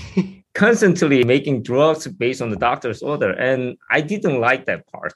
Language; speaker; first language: English; non-native, fluent; Korean